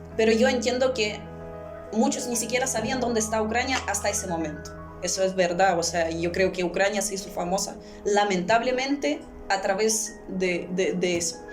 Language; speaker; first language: Spanish; early bilingual, other home language; Russian